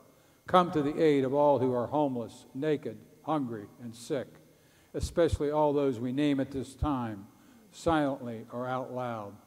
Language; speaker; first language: English; native; English